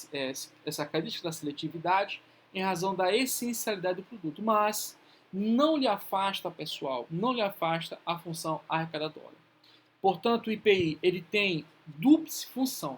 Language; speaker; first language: Portuguese; native; Portuguese